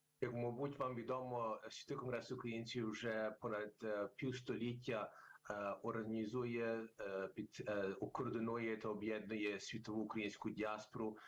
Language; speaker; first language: Ukrainian; early bilingual, heritage; English